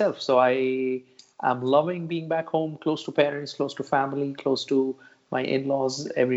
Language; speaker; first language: English; non-native, local second language; Marathi